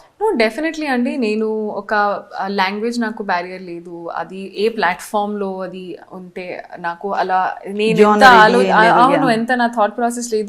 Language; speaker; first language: Telugu; non-native, learner; Hindi